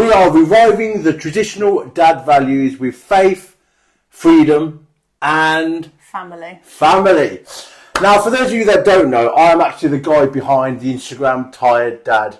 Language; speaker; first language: English; native; English